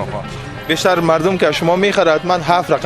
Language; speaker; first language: Persian; non-native, local second language; Pashto